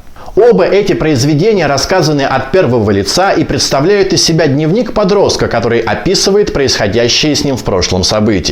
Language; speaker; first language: Russian; native; Russian